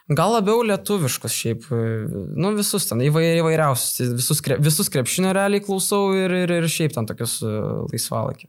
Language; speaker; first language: Lithuanian; native; Lithuanian